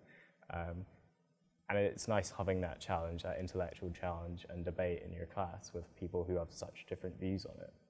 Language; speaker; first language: English; native; English